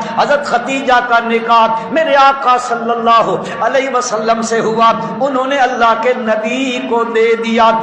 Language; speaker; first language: Urdu; non-native, local second language; Punjabi